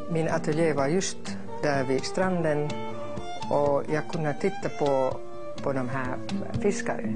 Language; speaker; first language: Swedish; non-native, fluent; English